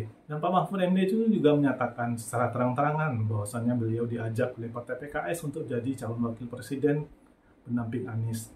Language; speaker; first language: Indonesian; native; Indonesian